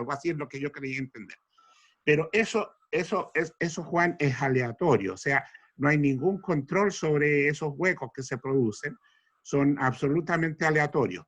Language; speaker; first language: Spanish; native; Spanish